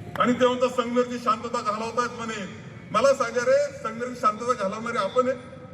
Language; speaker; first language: Marathi; native; Marathi